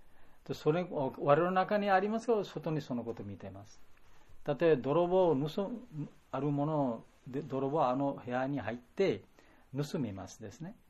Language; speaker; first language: Japanese; non-native, fluent; Bangla